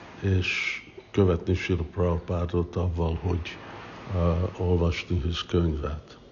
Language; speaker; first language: Hungarian; early bilingual, heritage; English